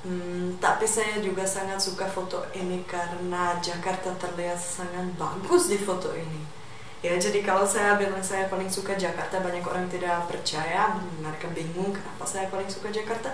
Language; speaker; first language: Indonesian; non-native, fluent; Czech